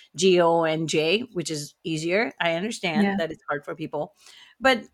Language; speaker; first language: English; non-native, local second language; Gujarati